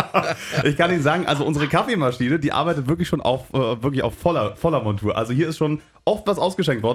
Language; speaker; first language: German; native; German